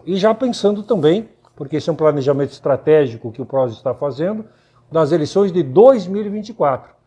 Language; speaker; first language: Portuguese; native; Portuguese